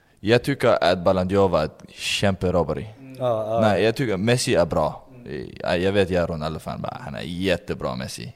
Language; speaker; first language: Swedish; non-native, learner; Danish